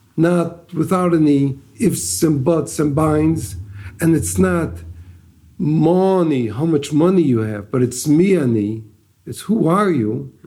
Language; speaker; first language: English; native; English